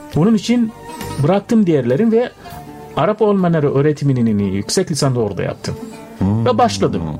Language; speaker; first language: Turkish; non-native, fluent; Arabic